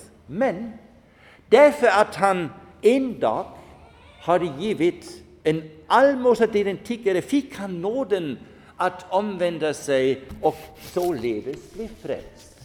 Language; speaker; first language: Swedish; non-native, fluent; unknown